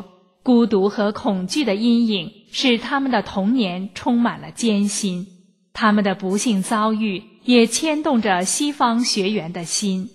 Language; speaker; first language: Chinese; native; Chinese